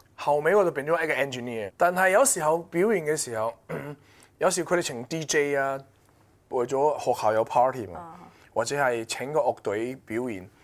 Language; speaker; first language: Cantonese; non-native, fluent; Chinese